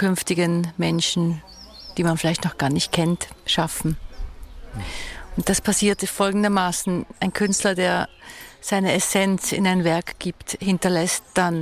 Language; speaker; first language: German; native; German